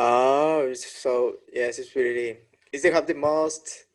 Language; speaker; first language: English; non-native, learner; Spanish